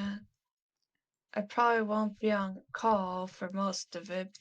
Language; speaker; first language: English; native; English